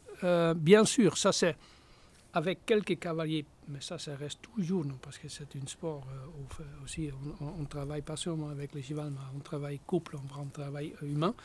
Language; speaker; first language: French; non-native, fluent; Dutch